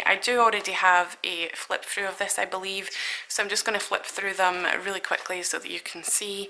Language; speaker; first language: English; native; English